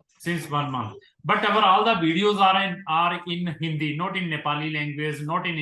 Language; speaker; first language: English; non-native, local second language; Hindi